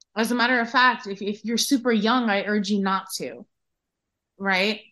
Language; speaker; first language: English; native; English